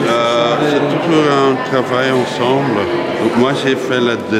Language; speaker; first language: French; non-native, local second language; Dutch